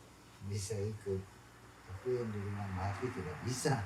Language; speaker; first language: Indonesian; non-native, local second language; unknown